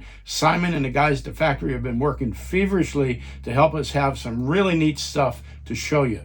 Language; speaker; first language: English; native; English